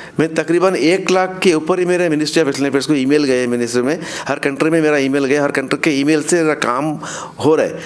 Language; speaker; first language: Hindi; non-native, local second language; Urdu